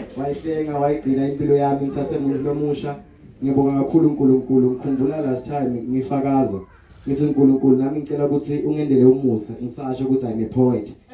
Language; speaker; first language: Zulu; non-native, local second language; Swati